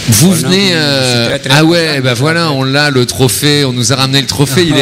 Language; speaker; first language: French; native; French